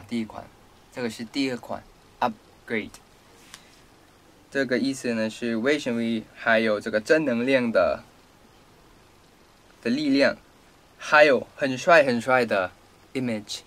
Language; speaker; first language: Chinese; non-native, fluent; Thai